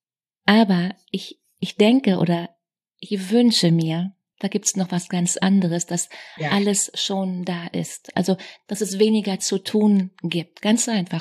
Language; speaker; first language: German; native; German